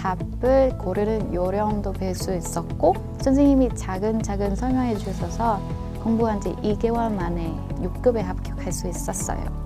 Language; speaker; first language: Korean; non-native, fluent; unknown